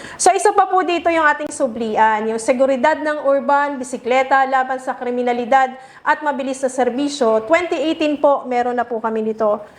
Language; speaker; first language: Filipino; native; Filipino